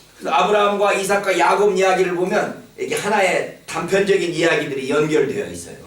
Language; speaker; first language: Korean; native; Korean